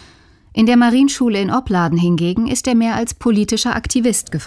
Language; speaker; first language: German; native; German